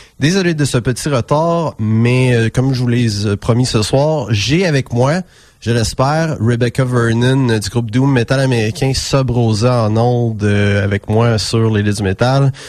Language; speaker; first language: French; native; French